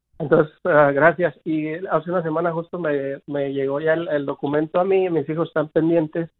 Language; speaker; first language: Spanish; native; Spanish